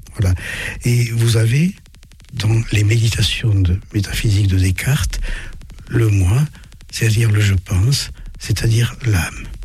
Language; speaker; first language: French; early bilingual, other home language; German